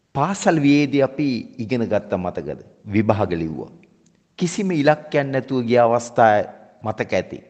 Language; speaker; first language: Sinhala; native; Sinhala